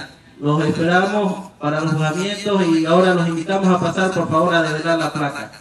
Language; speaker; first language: Spanish; native; Spanish